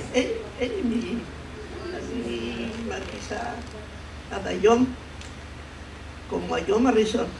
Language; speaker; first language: Hebrew; non-native, fluent; Spanish